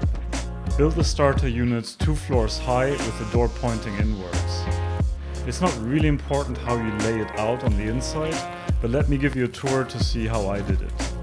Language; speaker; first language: English; non-native, fluent; German